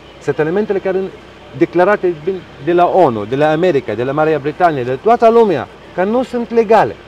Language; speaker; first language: Romanian; non-native, fluent; Arabic